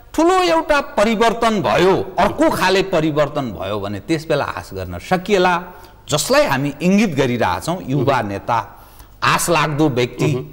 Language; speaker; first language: Nepali; native; Nepali